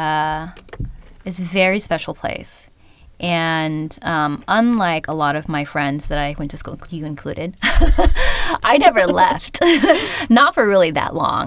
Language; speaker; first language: English; early bilingual, other home language; Khmer